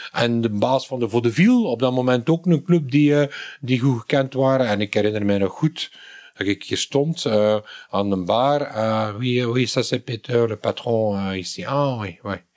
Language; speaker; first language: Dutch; native; Dutch